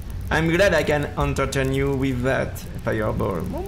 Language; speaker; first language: English; non-native, fluent; French